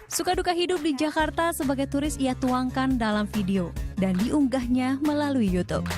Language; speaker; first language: Indonesian; native; Indonesian